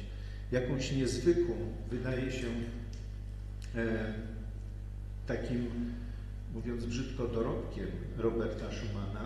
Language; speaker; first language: Polish; native; Polish